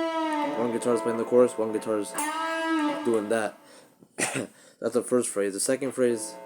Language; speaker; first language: English; native; English